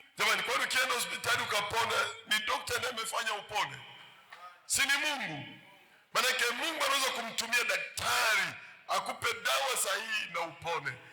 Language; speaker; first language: Swahili; native; Swahili